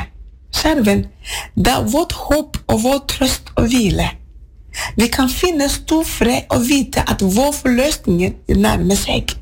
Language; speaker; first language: Norwegian; non-native, fluent; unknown